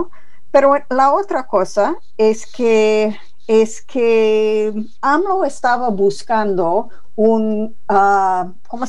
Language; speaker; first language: Spanish; non-native, fluent; English